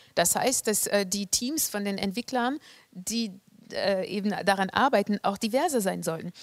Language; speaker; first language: German; non-native, fluent; French